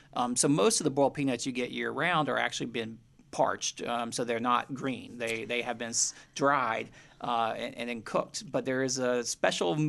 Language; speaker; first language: English; native; English